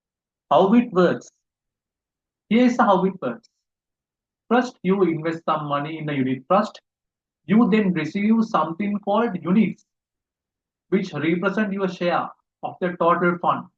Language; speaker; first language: English; non-native, local second language; Sinhala